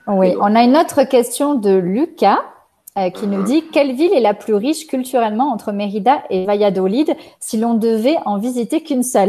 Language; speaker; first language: French; native; French